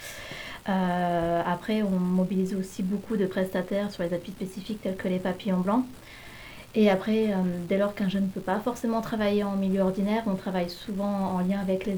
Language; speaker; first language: French; native; French